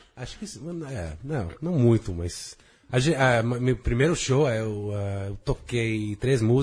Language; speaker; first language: Portuguese; non-native, fluent; English